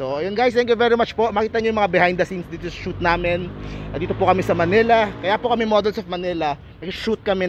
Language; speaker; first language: Filipino; native; Filipino